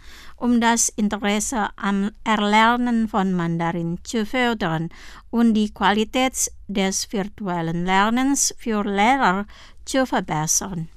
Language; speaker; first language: German; non-native, fluent; Indonesian